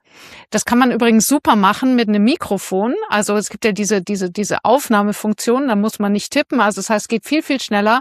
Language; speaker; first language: German; native; German